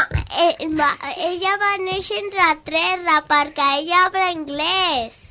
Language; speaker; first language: Catalan; non-native, local second language; Spanish